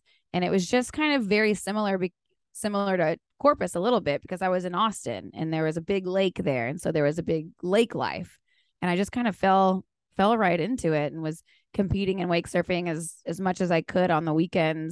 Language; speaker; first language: English; native; English